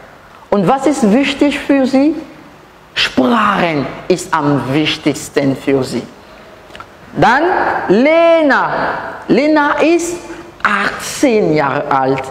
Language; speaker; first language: German; non-native, learner; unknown